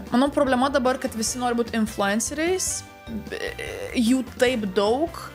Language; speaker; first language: Lithuanian; non-native, local second language; Polish